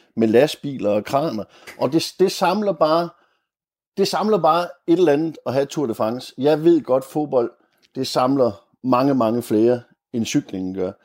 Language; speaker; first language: Danish; native; Danish